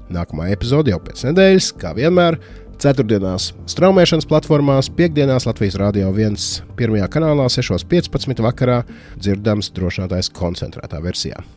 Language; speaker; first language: Latvian; native; Latvian